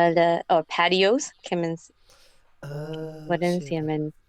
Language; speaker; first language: Danish; non-native, learner; English